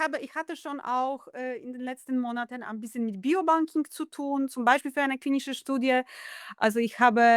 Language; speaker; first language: German; non-native, fluent; Polish